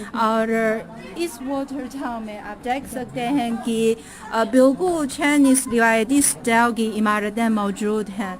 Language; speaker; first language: Urdu; non-native, fluent; Chinese